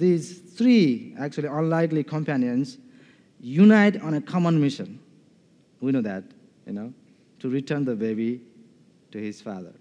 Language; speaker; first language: English; non-native, fluent; Nepali